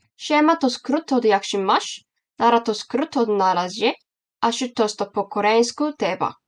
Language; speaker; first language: Polish; non-native, learner; Korean